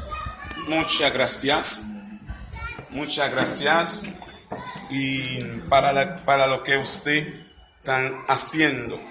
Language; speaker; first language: Spanish; non-native, learner; Haitian Creole